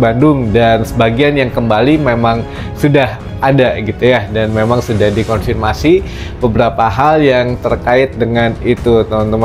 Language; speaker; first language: Indonesian; native; Indonesian